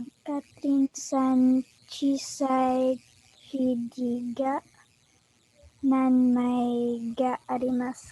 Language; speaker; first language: Japanese; non-native, learner; Filipino